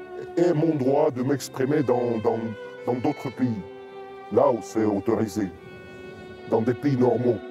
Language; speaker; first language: French; non-native, fluent; Russian